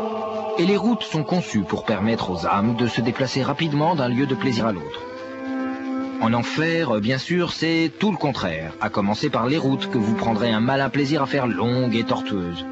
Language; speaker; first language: French; native; French